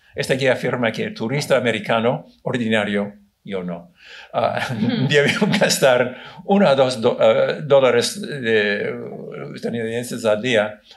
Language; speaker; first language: Spanish; non-native, fluent; English